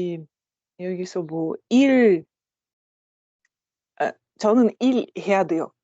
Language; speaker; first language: Korean; non-native, learner; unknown